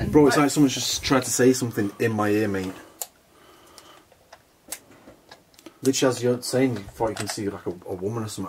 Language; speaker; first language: English; native; English